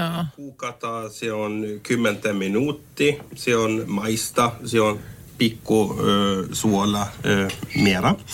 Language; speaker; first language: Finnish; non-native, learner; Swedish